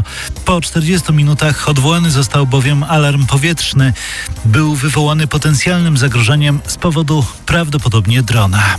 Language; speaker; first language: Polish; native; Polish